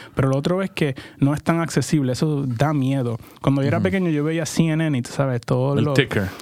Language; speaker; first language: Spanish; native; Spanish